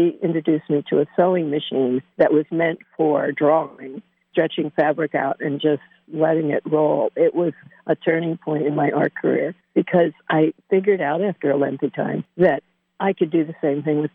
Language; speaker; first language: English; native; English